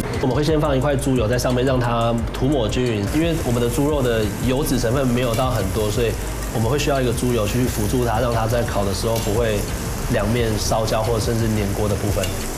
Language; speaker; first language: Chinese; native; Chinese